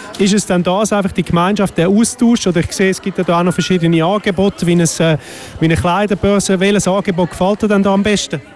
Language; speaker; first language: German; native; German